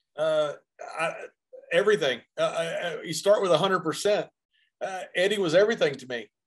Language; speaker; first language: English; native; English